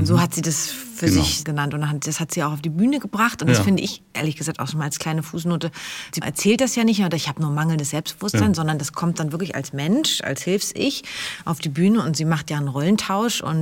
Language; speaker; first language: German; native; German